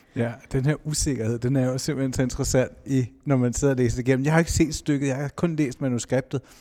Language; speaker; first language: Danish; native; Danish